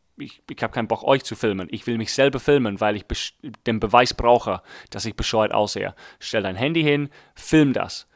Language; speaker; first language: German; non-native, fluent; English